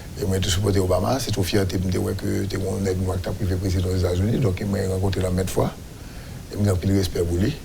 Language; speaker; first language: French; non-native, local second language; Haitian Creole